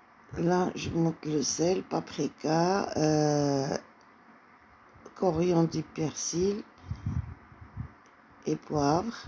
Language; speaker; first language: French; non-native, fluent; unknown